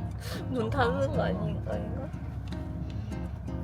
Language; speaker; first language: Korean; non-native, fluent; Swedish